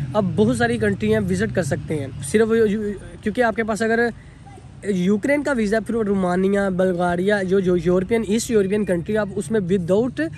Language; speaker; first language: Urdu; non-native, local second language; Punjabi